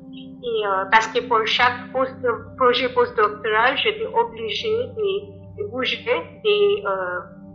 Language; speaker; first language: French; non-native, fluent; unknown